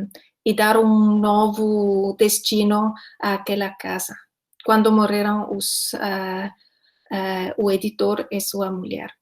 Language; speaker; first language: Portuguese; non-native, fluent; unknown